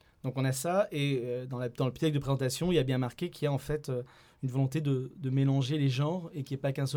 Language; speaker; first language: French; native; French